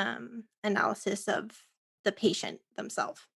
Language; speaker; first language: English; native; English